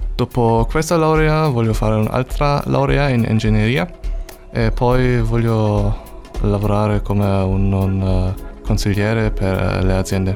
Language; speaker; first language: Italian; non-native, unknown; German